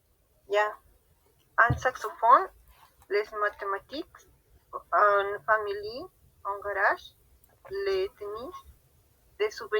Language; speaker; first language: French; non-native, learner; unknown